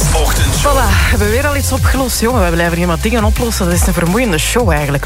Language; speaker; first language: Dutch; native; Dutch